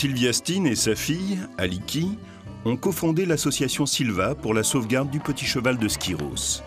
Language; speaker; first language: French; native; French